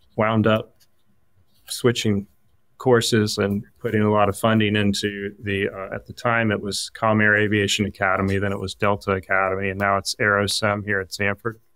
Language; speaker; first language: English; native; English